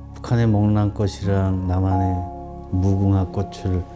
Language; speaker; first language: Korean; native; Korean